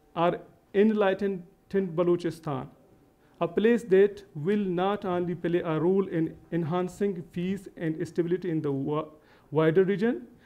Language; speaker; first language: English; non-native, local second language; Baluchi